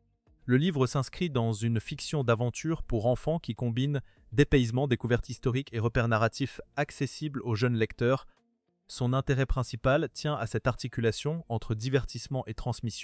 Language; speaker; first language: French; native; French